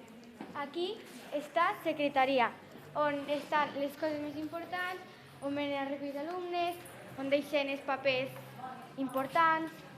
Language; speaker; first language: Catalan; non-native, learner; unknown